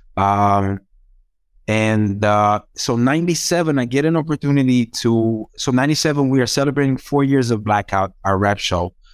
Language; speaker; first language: English; non-native, fluent; Croatian